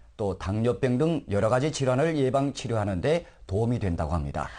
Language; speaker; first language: Korean; early bilingual, heritage; Korean